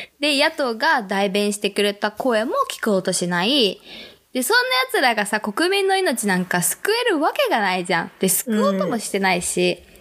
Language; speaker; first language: Japanese; native; Japanese